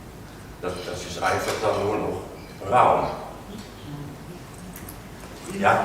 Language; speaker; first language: German; non-native, learner; Dutch